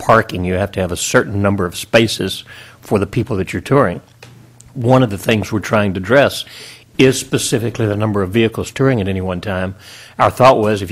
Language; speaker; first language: English; native; English